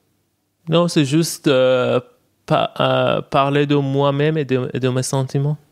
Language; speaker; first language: French; non-native, fluent; Persian